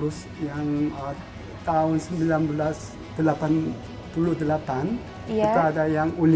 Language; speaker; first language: Indonesian; non-native, fluent; Korean